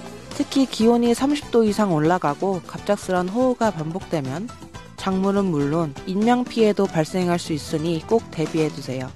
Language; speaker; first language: Korean; native; Korean